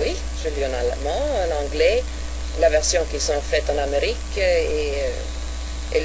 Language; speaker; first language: French; non-native, fluent; Swedish